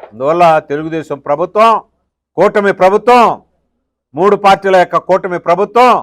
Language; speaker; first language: Telugu; native; Telugu